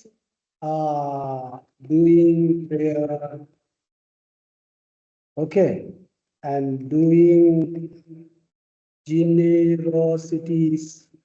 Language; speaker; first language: English; non-native, local second language; Tibetan